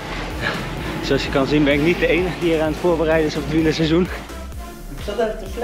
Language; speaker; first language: Dutch; native; Dutch